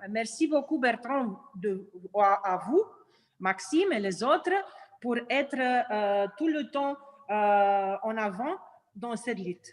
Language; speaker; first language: French; non-native, learner; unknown